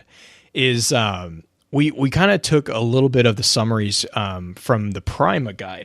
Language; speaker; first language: English; native; English